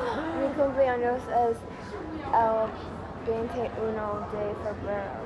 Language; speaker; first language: Spanish; non-native, learner; English